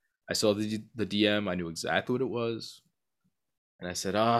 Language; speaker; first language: English; native; English